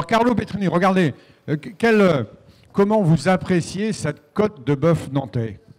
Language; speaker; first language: French; native; French